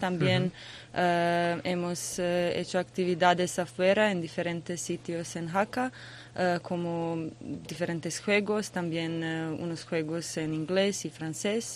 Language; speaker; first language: Spanish; non-native, learner; Croatian